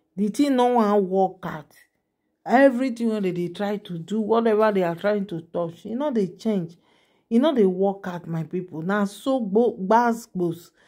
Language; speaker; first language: Nigerian Pidgin; non-native, local second language; Yoruba